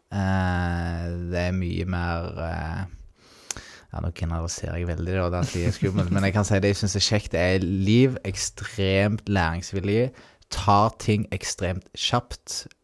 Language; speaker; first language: Norwegian; native; Norwegian